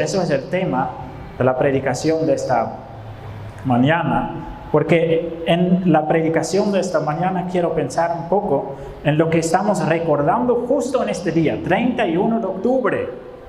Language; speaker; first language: Spanish; non-native, fluent; Dutch